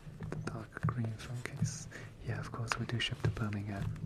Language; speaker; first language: English; non-native, fluent; Chinese